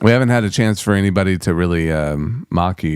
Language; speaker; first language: English; native; English